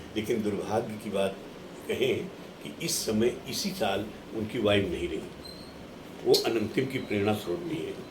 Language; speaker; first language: Hindi; native; Hindi